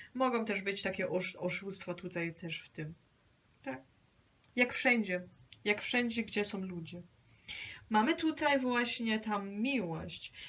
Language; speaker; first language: Polish; early bilingual, heritage; Polish